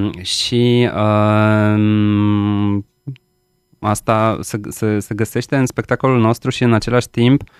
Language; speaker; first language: Romanian; non-native, fluent; Polish